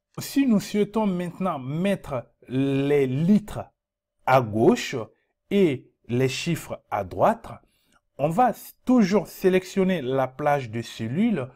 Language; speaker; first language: French; non-native, local second language; Dyula